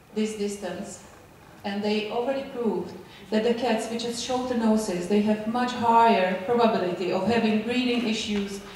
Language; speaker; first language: English; non-native, fluent; Czech